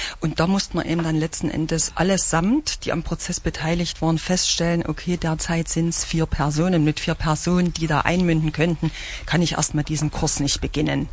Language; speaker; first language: German; native; German